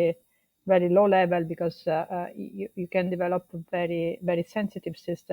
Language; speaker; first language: English; non-native, fluent; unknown